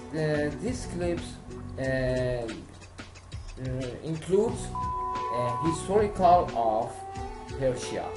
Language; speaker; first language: English; non-native, learner; Persian